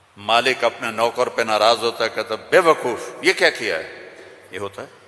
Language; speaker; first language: Urdu; non-native, local second language; Punjabi